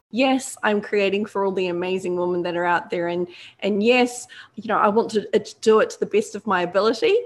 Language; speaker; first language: English; native; English